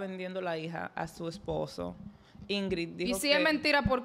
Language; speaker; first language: Spanish; native; Spanish